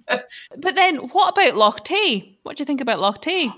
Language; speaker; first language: English; native; English